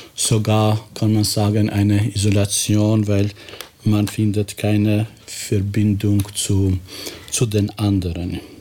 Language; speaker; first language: German; non-native, fluent; Albanian